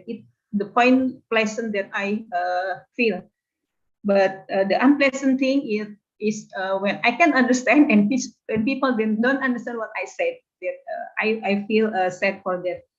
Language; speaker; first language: English; non-native, learner; Indonesian